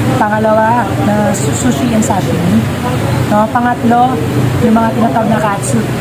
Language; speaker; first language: Filipino; early bilingual, heritage; Filipino